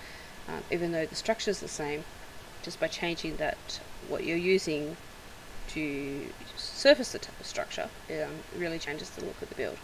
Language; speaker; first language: English; native; English